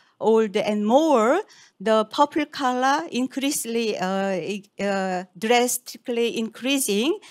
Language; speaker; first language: English; non-native, fluent; Korean